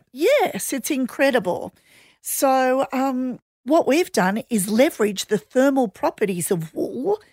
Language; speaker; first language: English; native; English